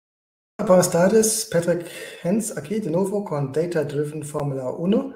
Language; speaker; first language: Spanish; non-native, fluent; German